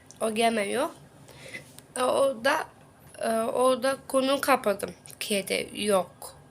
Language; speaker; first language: Turkish; non-native, learner; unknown